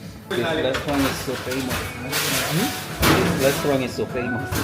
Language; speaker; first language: English; non-native, learner; Korean